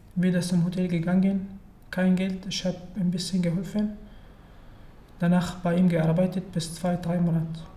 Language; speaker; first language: German; non-native, learner; Arabic